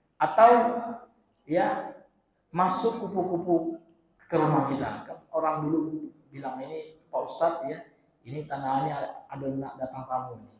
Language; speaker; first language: Indonesian; non-native, local second language; Minangkabau